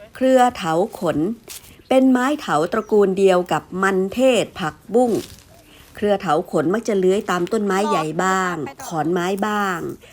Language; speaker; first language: Thai; native; Thai